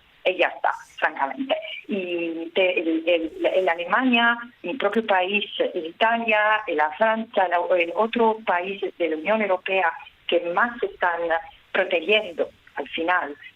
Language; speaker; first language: Spanish; non-native, fluent; Italian